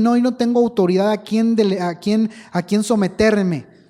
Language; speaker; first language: Spanish; native; Spanish